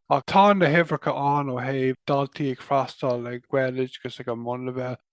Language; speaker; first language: Irish; non-native, local second language; English